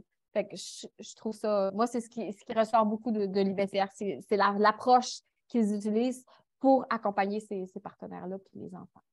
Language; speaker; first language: French; native; French